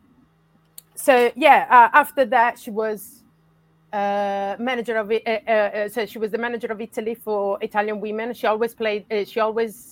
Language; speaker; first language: English; non-native, fluent; Italian